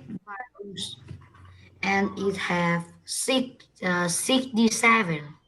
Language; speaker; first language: English; non-native, learner; Vietnamese